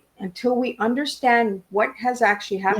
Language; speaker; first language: English; native; English